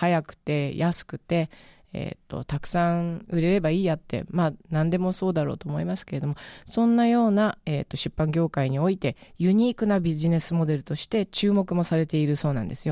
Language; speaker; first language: Japanese; native; Japanese